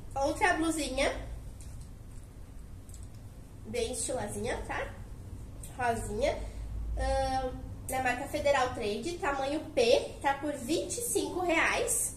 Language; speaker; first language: Portuguese; native; Portuguese